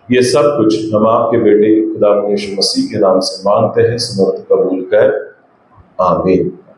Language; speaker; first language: Hindi; non-native, local second language; Marathi